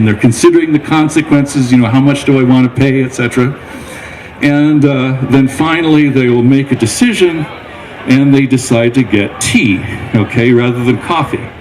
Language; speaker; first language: English; native; English